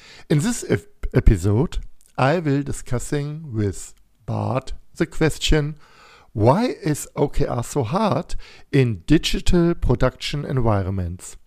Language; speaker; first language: English; non-native, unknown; German